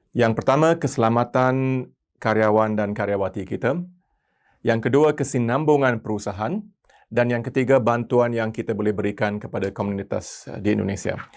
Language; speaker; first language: Malay; non-native, local second language; Tamil